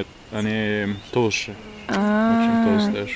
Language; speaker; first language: Russian; non-native, fluent; English